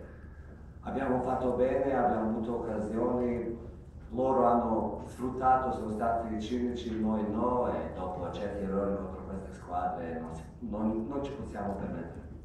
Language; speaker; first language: Italian; non-native, fluent; Croatian